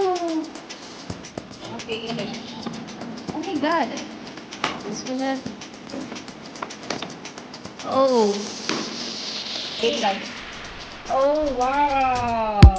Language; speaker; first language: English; non-native, local second language; Filipino